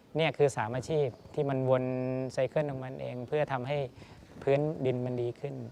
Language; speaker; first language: Thai; native; Thai